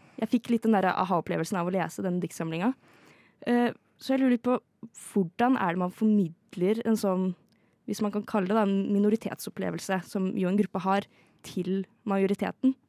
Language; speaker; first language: Norwegian; native; Norwegian